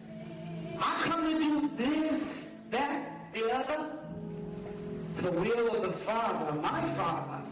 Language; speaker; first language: English; native; English